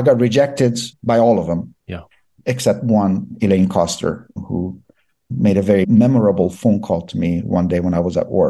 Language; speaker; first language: English; non-native, fluent; Persian